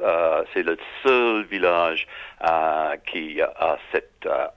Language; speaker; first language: French; non-native, learner; English